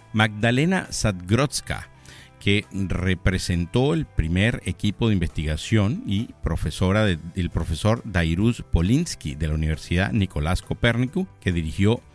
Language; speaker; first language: Spanish; native; Spanish